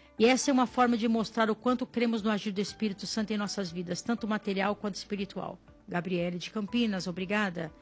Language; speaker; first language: Portuguese; native; Portuguese